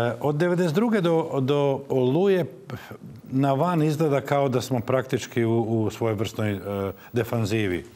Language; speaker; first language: Croatian; native; Croatian